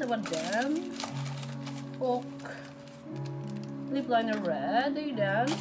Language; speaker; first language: Swedish; non-native, fluent; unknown